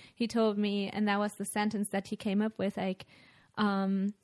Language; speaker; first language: English; non-native, fluent; German